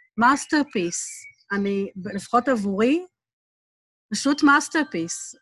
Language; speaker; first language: Hebrew; native; Hebrew